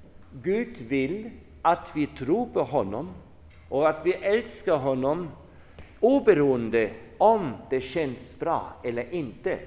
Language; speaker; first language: Swedish; non-native, fluent; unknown